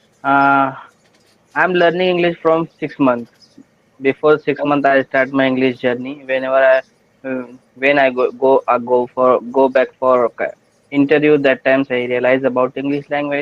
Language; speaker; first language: English; non-native, learner; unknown